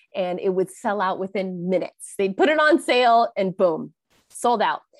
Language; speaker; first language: English; early bilingual, other home language; Thai